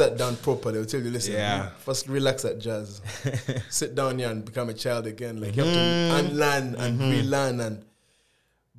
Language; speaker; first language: English; non-native, local second language; Ganda